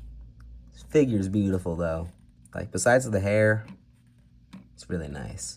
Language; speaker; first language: English; native; English